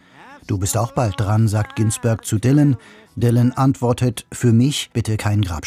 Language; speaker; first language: German; native; German